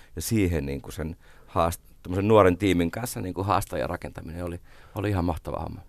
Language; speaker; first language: Finnish; native; Finnish